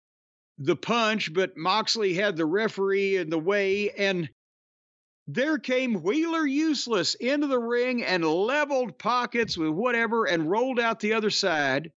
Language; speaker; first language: English; native; English